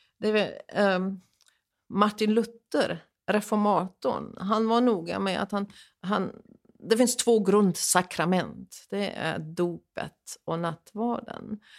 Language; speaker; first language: Swedish; non-native, fluent; German